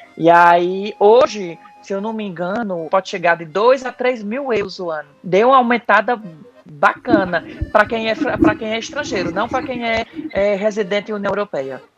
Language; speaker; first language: Portuguese; native; Portuguese